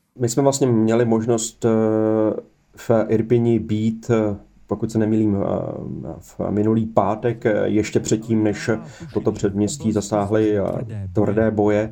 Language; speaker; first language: Czech; native; Czech